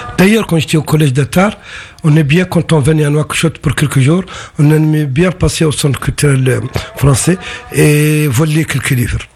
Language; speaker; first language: French; non-native, local second language; Arabic